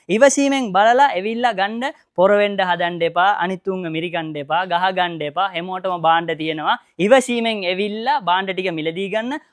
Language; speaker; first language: Sinhala; non-native, local second language; Tamil